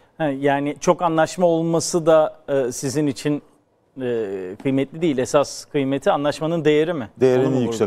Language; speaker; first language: Turkish; native; Turkish